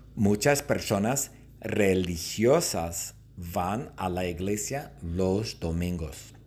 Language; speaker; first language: Spanish; non-native, fluent; English